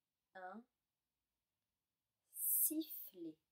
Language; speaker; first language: French; native; French